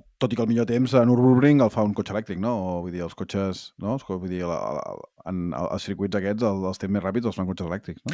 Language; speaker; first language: Catalan; native; Catalan